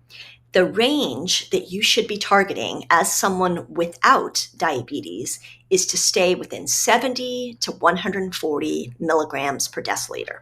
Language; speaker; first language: English; native; English